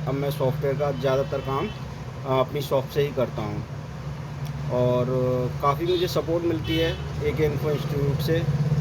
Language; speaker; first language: Hindi; native; Hindi